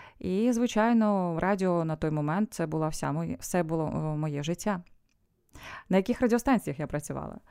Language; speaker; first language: Ukrainian; non-native, local second language; Russian